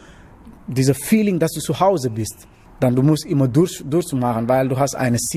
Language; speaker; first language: German; non-native, learner; Wolof